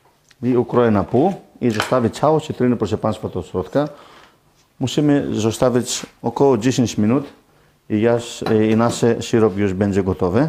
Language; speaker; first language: Polish; non-native, learner; Greek